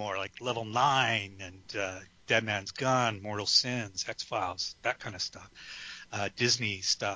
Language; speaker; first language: English; native; English